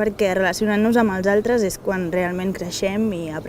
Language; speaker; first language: Catalan; native; Catalan